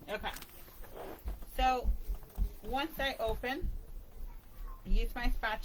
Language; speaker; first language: English; native; English